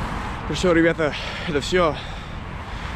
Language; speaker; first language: Russian; non-native, fluent; English